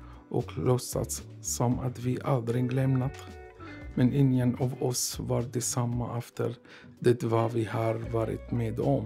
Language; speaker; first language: Swedish; non-native, learner; Arabic